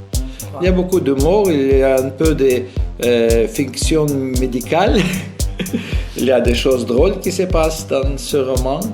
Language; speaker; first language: French; non-native, fluent; Russian